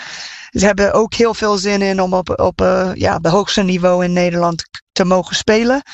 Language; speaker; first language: Dutch; non-native, fluent; English